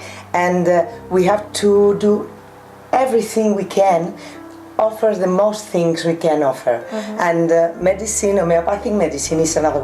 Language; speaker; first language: English; non-native, fluent; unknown